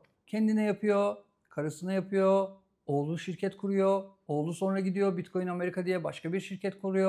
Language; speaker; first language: Turkish; native; Turkish